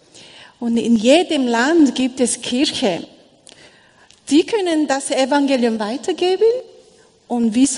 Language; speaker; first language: German; non-native, learner; Korean